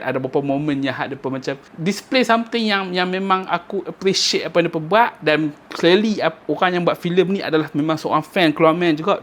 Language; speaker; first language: Malay; native; Malay